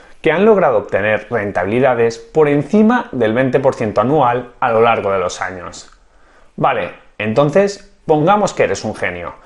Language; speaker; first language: Spanish; native; Spanish